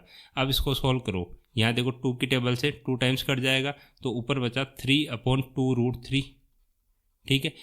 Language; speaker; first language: Hindi; native; Hindi